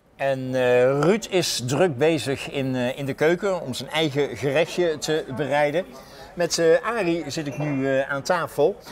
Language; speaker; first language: Dutch; native; Dutch